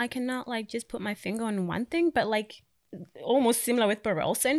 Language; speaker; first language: English; non-native, local second language; Tswana